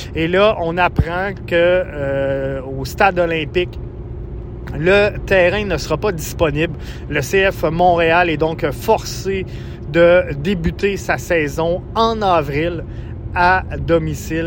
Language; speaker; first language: French; native; French